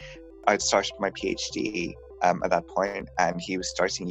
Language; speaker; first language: English; non-native, local second language; Bangla